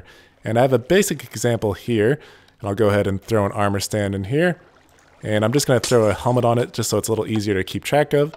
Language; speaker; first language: English; native; English